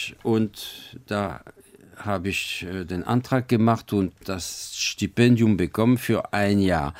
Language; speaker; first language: German; non-native, fluent; French